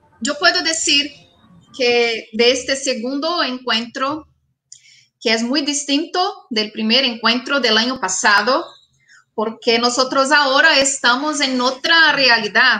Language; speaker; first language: Spanish; non-native, fluent; Portuguese